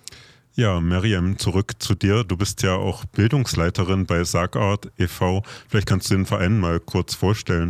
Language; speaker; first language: German; native; German